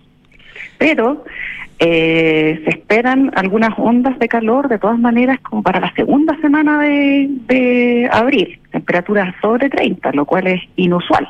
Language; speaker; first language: Spanish; native; Spanish